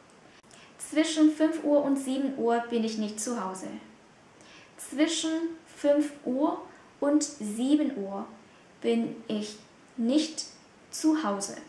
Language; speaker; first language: German; non-native, fluent; Vietnamese